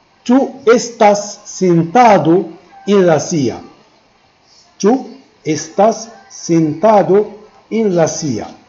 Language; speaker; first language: Spanish; non-native, fluent; Arabic